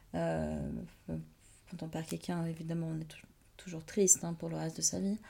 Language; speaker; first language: French; non-native, fluent; Portuguese